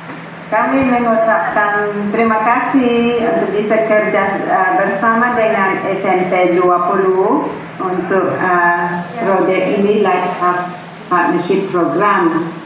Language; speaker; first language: Indonesian; non-native, fluent; English